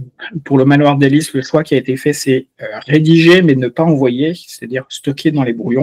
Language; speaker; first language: French; native; French